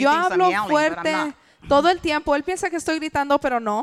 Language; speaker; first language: Spanish; early bilingual, heritage; English